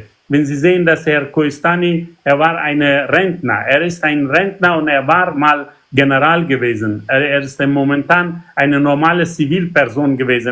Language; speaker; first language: German; non-native, learner; Persian